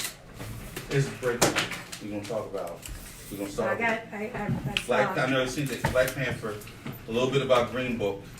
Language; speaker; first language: English; native; English